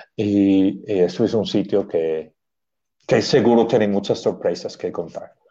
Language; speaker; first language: Spanish; non-native, fluent; English